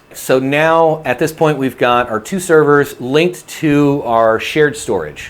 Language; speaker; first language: English; native; English